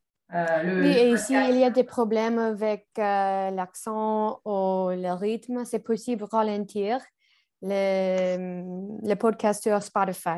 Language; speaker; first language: French; non-native, learner; English